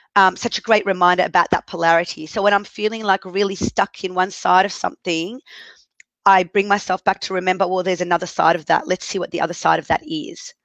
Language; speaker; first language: English; early bilingual, other home language; Arabic